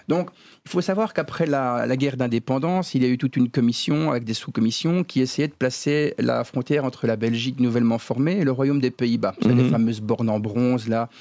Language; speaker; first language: French; native; French